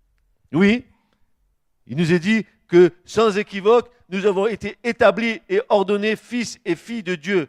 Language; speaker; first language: French; native; French